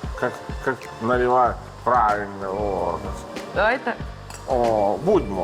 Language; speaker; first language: Russian; non-native, fluent; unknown